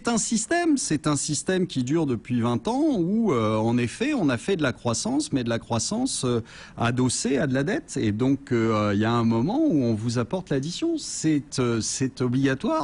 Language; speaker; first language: French; native; French